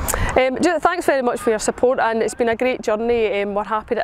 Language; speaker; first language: English; native; English